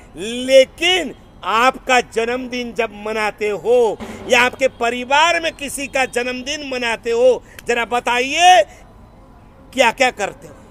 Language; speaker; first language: Hindi; non-native, local second language; Gujarati